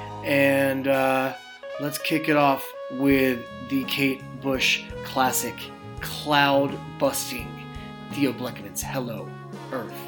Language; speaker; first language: English; native; English